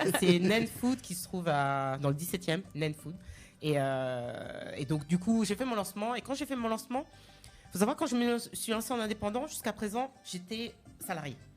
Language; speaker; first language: French; non-native, local second language; Malagasy